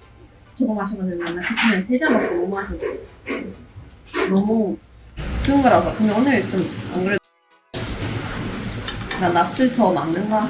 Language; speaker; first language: Korean; non-native, fluent; Swedish